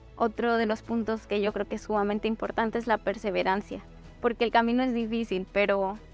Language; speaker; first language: Spanish; native; Spanish